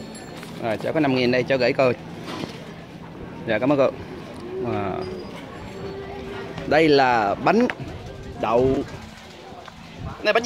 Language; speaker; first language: Vietnamese; early bilingual, heritage; Vietnamese